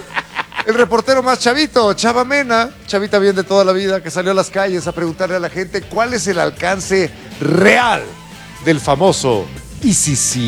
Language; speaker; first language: Spanish; native; Spanish